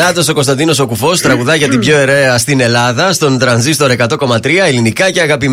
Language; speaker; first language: Greek; native; Greek